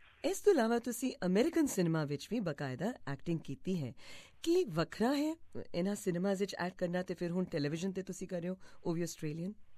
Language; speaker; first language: Punjabi; native; Punjabi